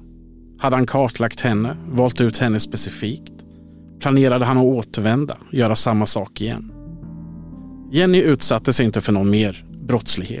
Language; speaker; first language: Swedish; native; Swedish